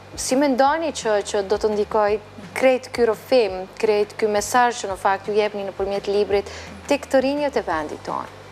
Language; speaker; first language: Albanian; native; Albanian